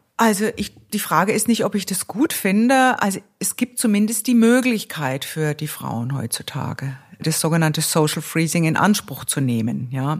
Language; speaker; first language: German; native; German